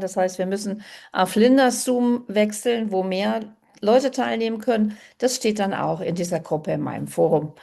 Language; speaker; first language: German; native; German